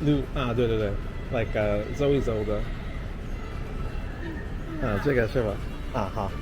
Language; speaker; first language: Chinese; non-native, learner; English